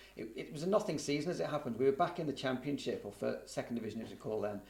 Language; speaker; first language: English; native; English